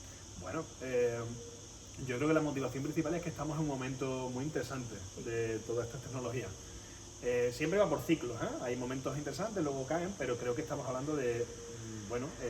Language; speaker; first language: Spanish; native; Spanish